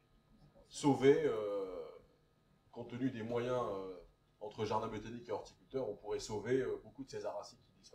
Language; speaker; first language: French; native; French